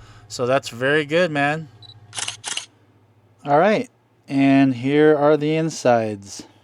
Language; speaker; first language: English; native; English